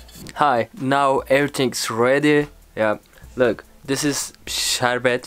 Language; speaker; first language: English; non-native, learner; Turkish